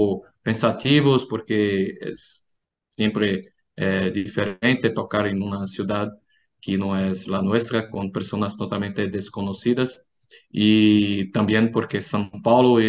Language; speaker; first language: Spanish; non-native, fluent; Portuguese